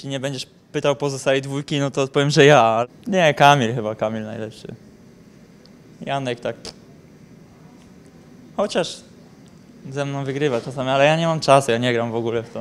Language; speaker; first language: Polish; native; Polish